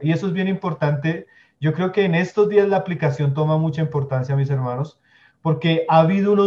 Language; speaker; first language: Spanish; native; Spanish